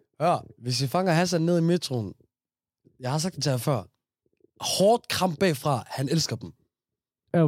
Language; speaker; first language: Danish; early bilingual, other home language; Somali